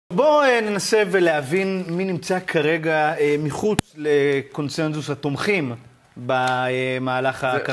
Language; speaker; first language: Hebrew; native; Hebrew